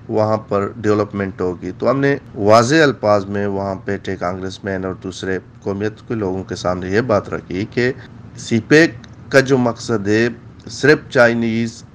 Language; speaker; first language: Urdu; non-native, local second language; Baluchi